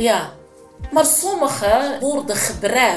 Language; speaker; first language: Dutch; non-native, learner; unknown